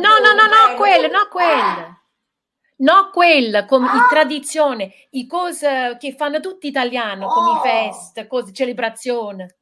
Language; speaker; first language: Italian; early bilingual, heritage; English